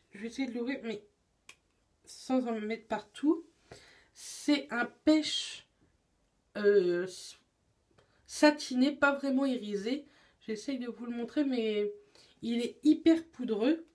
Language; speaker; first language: French; native; French